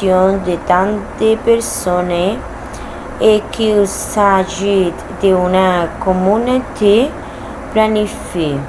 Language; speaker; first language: French; non-native, learner; Spanish